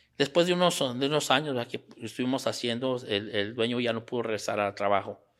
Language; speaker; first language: Spanish; native; Spanish